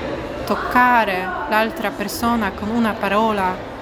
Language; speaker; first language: Italian; non-native, learner; Polish